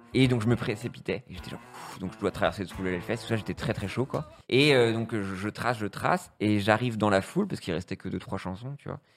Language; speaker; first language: French; native; French